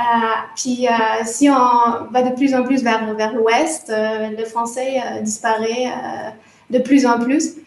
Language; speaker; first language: French; non-native, fluent; German